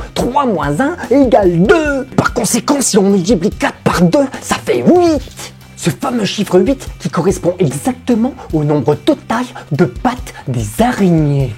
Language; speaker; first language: French; native; French